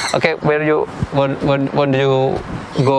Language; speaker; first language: English; non-native, learner; Indonesian